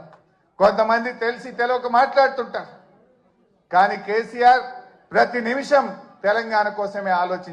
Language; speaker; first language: Telugu; native; Telugu